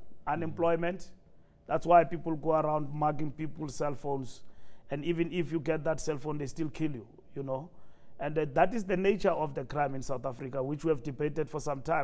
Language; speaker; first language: English; non-native, local second language; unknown